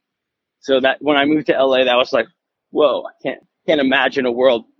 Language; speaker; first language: English; native; English